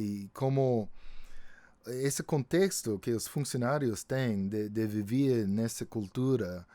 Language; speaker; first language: Portuguese; non-native, fluent; English